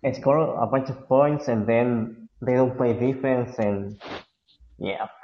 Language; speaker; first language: English; non-native, fluent; Spanish